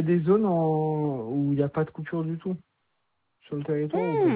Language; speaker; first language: French; native; French